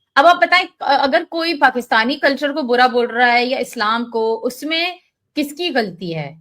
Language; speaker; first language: Hindi; early bilingual, heritage; Urdu